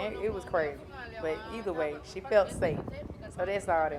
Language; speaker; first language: English; native; English